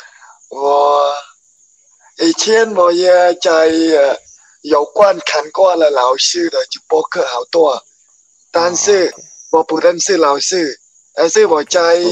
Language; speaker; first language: Chinese; non-native, learner; Khmer